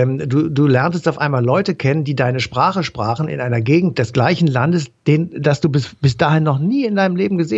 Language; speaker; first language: German; native; German